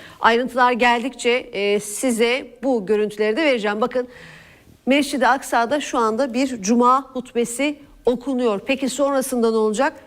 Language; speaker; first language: Turkish; native; Turkish